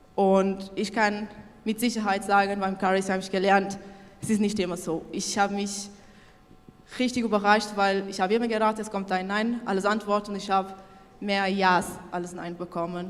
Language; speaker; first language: German; non-native, local second language; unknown